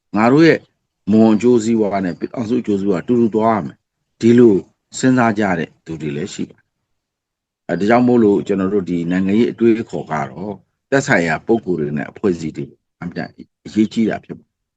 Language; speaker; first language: Burmese; non-native, local second language; S'gaw Karen